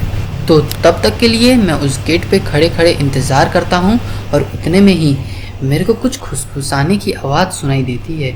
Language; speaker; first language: Hindi; native; Hindi